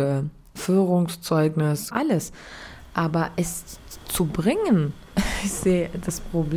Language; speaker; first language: German; non-native, fluent; Arabic